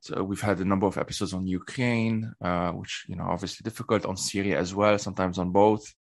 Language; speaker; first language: English; non-native, fluent; Arabic